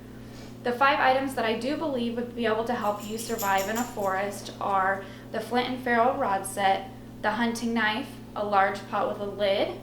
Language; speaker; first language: English; native; English